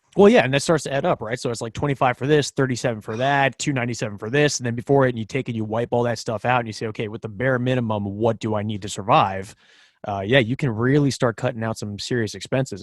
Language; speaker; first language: English; native; English